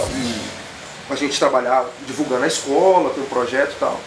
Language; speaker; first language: Portuguese; native; Portuguese